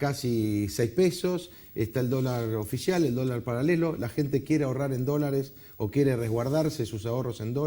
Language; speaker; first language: Spanish; native; Spanish